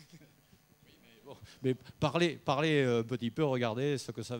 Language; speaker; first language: French; native; French